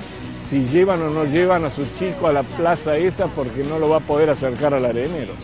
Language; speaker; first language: Spanish; native; Spanish